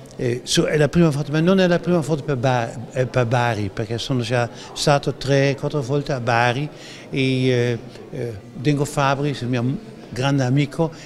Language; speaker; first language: Italian; non-native, learner; Dutch